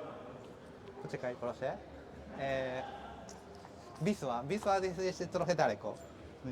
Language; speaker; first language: Polish; non-native, learner; Japanese